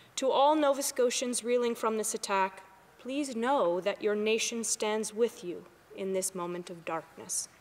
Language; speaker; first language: English; native; English